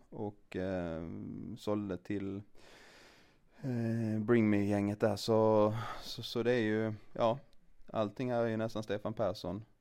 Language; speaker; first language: Swedish; native; Swedish